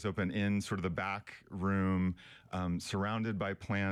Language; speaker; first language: English; native; English